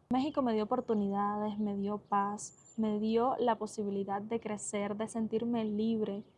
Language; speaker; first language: Spanish; native; Spanish